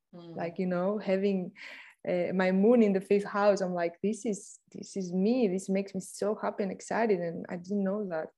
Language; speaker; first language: English; non-native, fluent; Greek